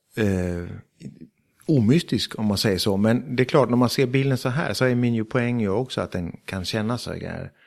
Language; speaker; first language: Swedish; early bilingual, heritage; Swedish